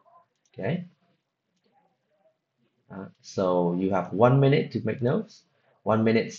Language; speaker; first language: English; non-native, fluent; Vietnamese